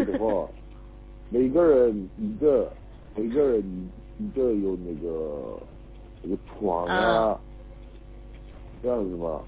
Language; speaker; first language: Chinese; non-native, learner; Korean